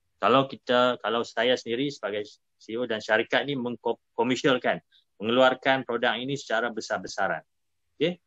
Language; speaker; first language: Malay; native; Malay